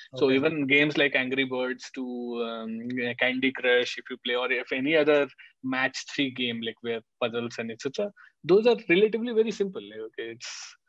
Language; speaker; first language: English; non-native, local second language; Hindi